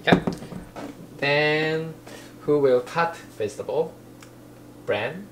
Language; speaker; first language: English; non-native, learner; Japanese